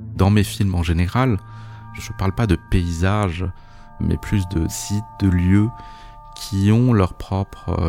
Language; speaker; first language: French; native; French